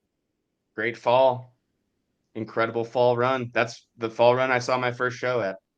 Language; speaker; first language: English; native; English